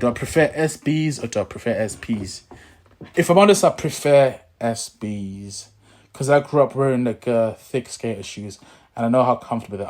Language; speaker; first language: English; native; English